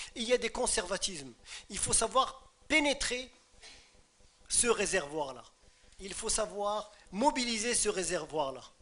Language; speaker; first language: French; non-native, local second language; Arabic